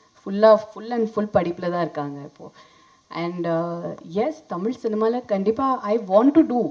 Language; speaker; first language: Tamil; non-native, fluent; Hindi